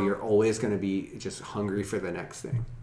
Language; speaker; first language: English; native; English